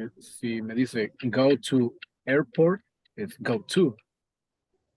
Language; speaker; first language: English; non-native, learner; Spanish